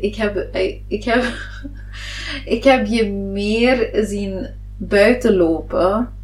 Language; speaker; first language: Dutch; non-native, local second language; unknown